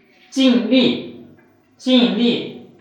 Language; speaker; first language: Chinese; non-native, fluent; Urdu